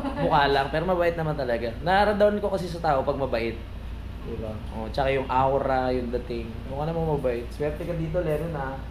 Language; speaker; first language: Filipino; native; Filipino